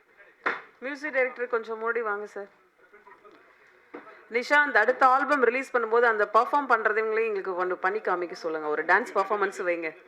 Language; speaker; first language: Tamil; native; Tamil